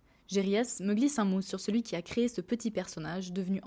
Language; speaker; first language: French; native; French